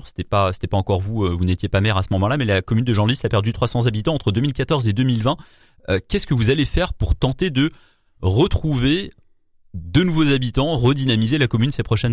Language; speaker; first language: French; native; French